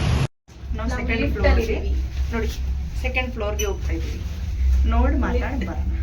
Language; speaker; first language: Kannada; non-native, fluent; Hindi